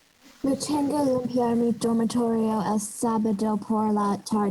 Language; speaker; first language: Spanish; non-native, learner; English